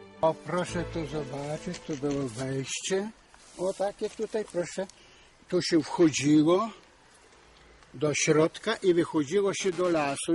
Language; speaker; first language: Polish; early bilingual, heritage; Polish